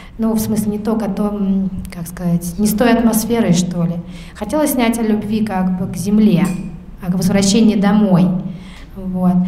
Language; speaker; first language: Russian; native; Russian